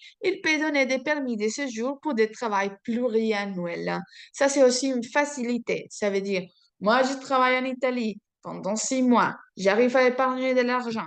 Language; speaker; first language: French; non-native, fluent; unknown